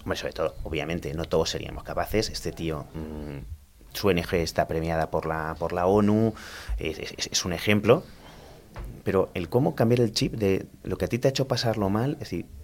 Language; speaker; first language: Spanish; native; Spanish